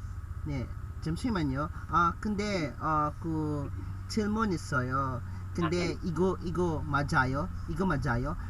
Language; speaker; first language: Korean; non-native, learner; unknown